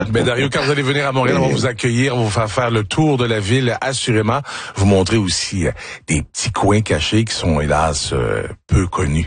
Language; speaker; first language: French; native; French